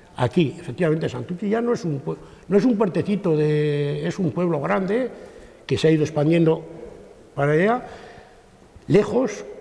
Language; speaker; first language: Spanish; native; Spanish